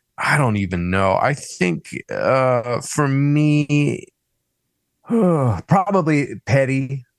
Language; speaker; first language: English; native; English